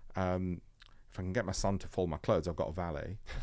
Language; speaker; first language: English; native; English